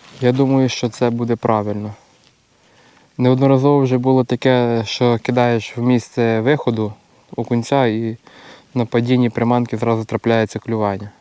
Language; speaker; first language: Ukrainian; native; Ukrainian